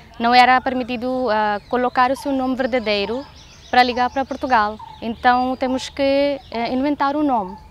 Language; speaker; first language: Portuguese; non-native, fluent; Hindi